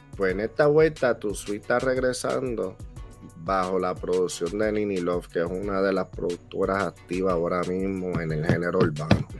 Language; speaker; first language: Spanish; native; Spanish